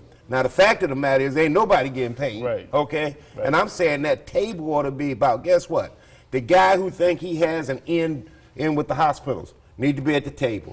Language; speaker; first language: English; native; English